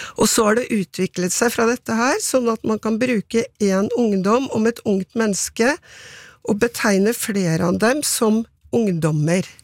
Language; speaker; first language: Norwegian; native; Norwegian